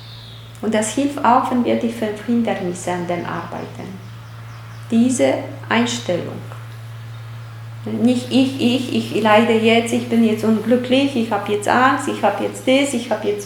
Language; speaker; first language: German; non-native, fluent; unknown